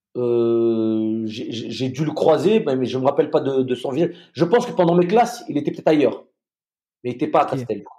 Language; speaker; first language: French; non-native, local second language; Malagasy